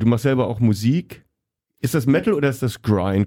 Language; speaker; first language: German; native; German